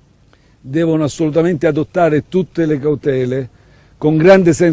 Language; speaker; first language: Italian; native; Italian